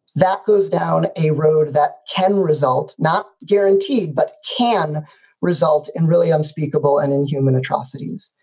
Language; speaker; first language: English; native; English